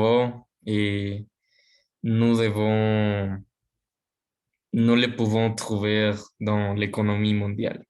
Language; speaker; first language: French; non-native, learner; Spanish